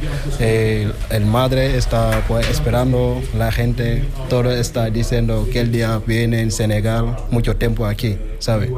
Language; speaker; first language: Spanish; non-native, learner; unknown